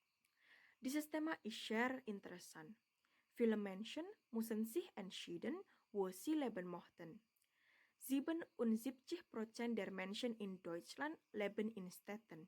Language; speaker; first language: German; non-native, learner; Indonesian